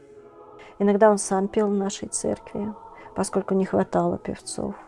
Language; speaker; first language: Russian; native; Russian